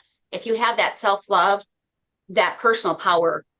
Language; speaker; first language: English; native; English